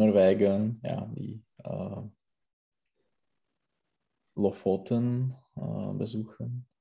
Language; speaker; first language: German; non-native, learner; Czech